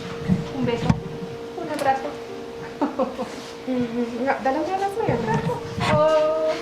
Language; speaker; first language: Spanish; native; Spanish